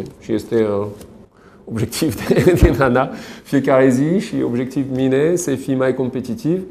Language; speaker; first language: Romanian; non-native, learner; French